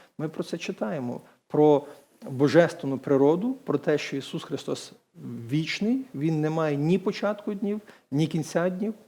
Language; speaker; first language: Ukrainian; native; Ukrainian